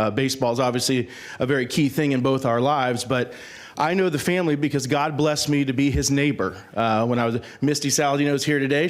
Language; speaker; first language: English; native; English